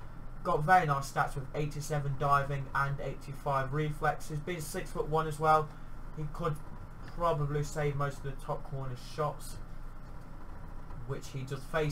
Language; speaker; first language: English; native; English